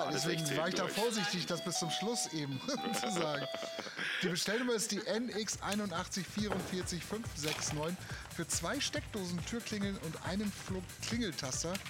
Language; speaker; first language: German; native; German